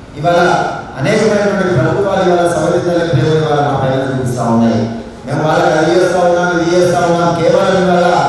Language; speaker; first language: Telugu; non-native, local second language; Lambadi